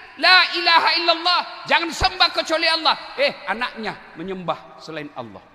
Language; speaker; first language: Indonesian; non-native, local second language; Buginese